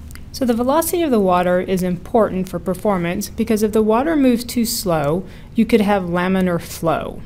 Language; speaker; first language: English; native; English